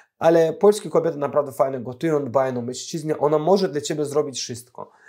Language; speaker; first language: Polish; non-native, fluent; Azerbaijani